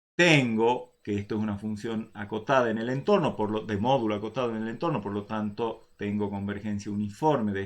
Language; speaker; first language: Spanish; native; Spanish